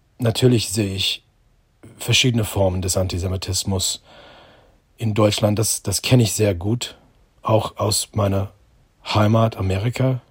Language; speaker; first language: German; non-native, fluent; English